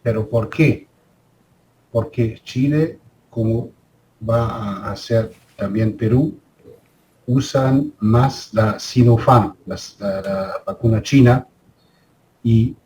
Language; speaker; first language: Spanish; non-native, fluent; German